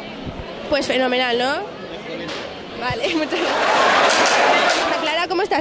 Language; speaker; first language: Spanish; native; Spanish